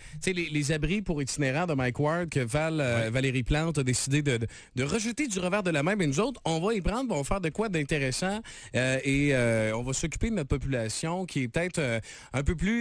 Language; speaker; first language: French; native; French